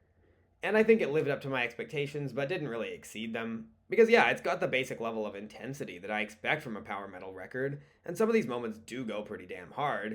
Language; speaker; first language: English; native; English